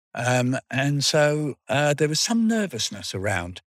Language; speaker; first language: English; native; English